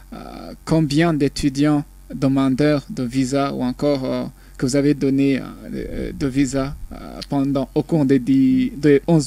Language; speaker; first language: French; non-native, local second language; Rundi